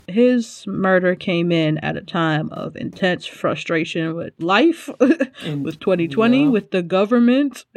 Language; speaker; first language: English; native; English